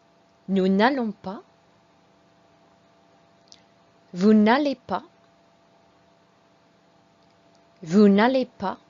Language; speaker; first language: French; non-native, fluent; English